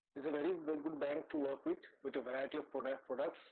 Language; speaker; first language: English; non-native, local second language; Assamese